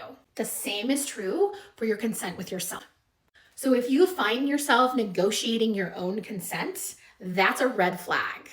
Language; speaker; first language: English; native; English